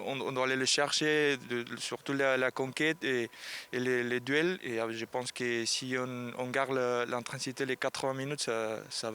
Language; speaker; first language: French; non-native, learner; Spanish